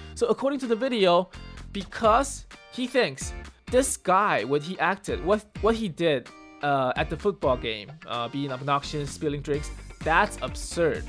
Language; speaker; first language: English; early bilingual, other home language; Chinese